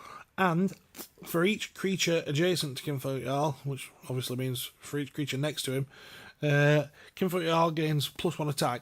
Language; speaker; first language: English; native; English